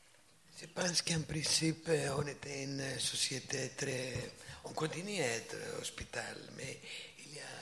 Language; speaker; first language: French; non-native, fluent; Greek